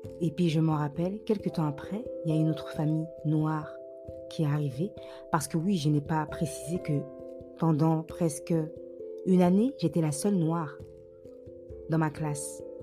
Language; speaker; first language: French; native; French